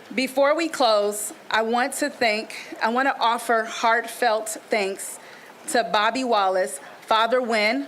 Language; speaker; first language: English; non-native, fluent; Spanish